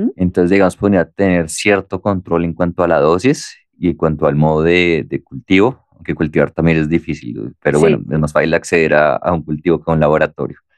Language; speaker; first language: Spanish; native; Spanish